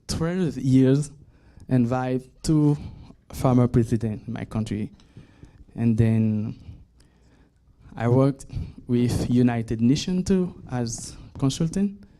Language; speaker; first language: English; non-native, learner; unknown